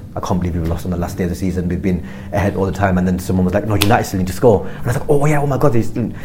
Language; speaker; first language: English; native; English